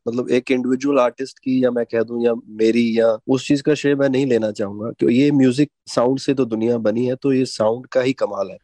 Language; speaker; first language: Hindi; non-native, local second language; Punjabi